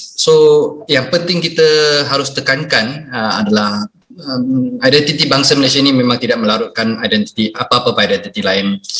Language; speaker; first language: Malay; non-native, local second language; English